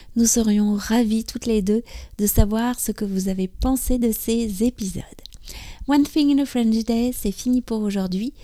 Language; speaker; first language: French; native; French